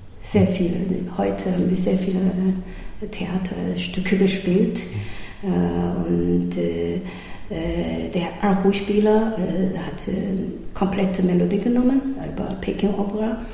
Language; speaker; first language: German; non-native, learner; Chinese